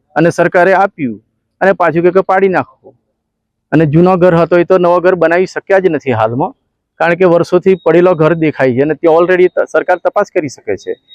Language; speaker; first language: Gujarati; native; Gujarati